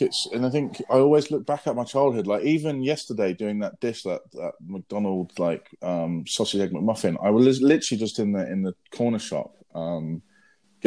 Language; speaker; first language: English; native; English